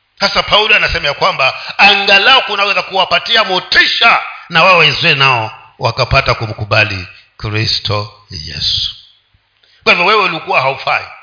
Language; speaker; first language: Swahili; non-native, local second language; Giryama